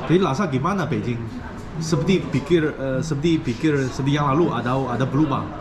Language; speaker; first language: Indonesian; non-native, learner; Chinese